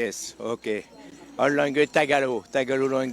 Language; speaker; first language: English; non-native, learner; French